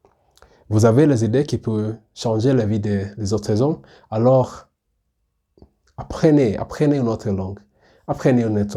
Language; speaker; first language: French; non-native, learner; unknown